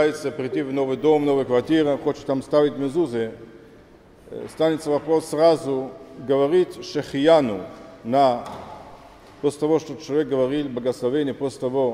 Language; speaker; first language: Russian; non-native, fluent; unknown